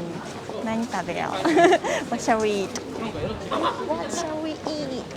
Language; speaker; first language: English; non-native, fluent; Japanese